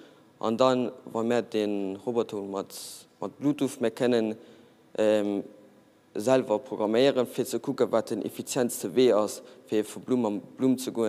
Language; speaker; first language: German; non-native, learner; Portuguese